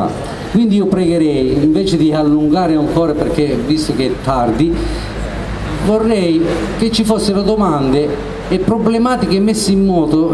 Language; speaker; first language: Italian; native; Italian